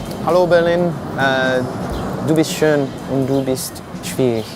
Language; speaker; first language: German; non-native, learner; English